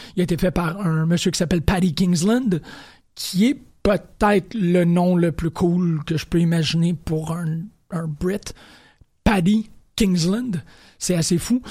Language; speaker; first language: French; native; French